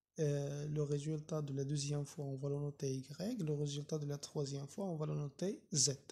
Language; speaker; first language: French; non-native, local second language; Arabic